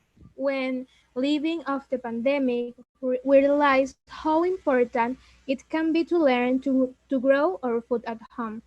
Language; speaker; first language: English; non-native, learner; Spanish